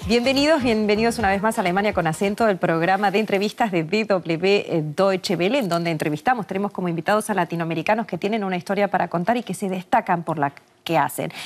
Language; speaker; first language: Spanish; native; Spanish